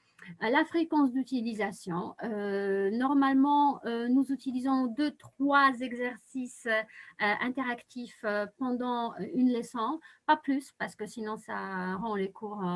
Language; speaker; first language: French; non-native, fluent; Polish